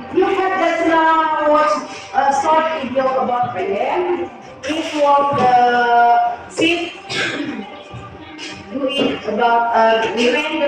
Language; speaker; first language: English; non-native, learner; Indonesian